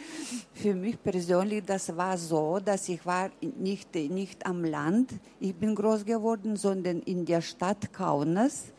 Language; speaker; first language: German; early bilingual, heritage; German